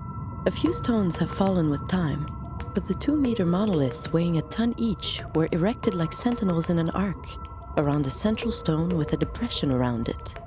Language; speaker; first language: English; native; English